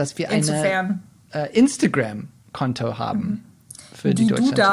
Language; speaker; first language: German; non-native, fluent; English